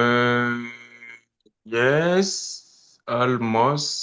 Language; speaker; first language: English; non-native, learner; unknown